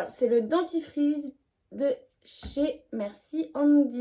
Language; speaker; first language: French; native; French